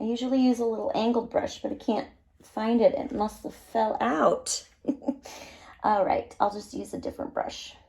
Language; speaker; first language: English; native; English